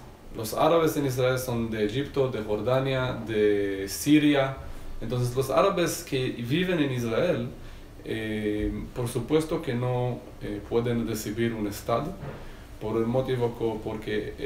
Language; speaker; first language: Spanish; non-native, learner; Hebrew